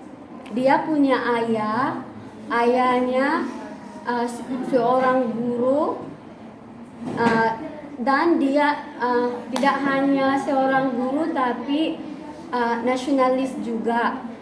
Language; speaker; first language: Indonesian; non-native, learner; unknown